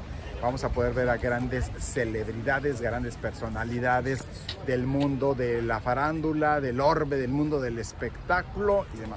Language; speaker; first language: Spanish; native; Spanish